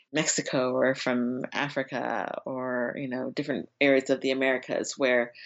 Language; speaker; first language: English; native; English